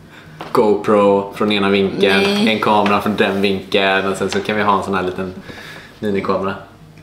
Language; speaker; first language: Swedish; native; Swedish